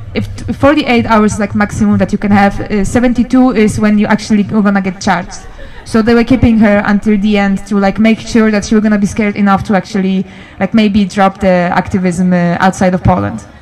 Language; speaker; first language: English; non-native, learner; Polish